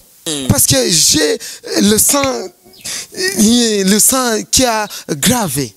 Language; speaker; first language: French; non-native, learner; Rundi